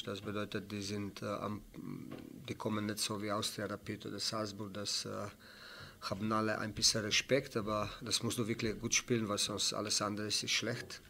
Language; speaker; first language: German; non-native, fluent; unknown